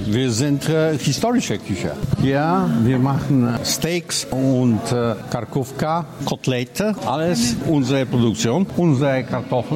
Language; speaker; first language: German; non-native, learner; Polish